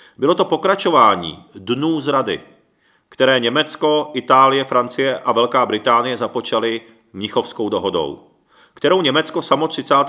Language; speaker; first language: Czech; early bilingual, other home language; Japanese